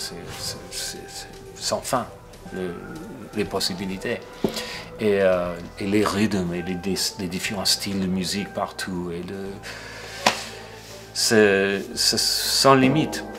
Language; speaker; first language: French; non-native, fluent; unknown